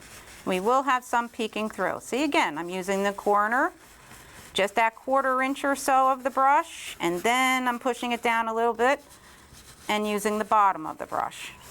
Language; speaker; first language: English; native; English